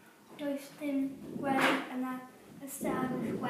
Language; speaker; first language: Welsh; non-native, learner; English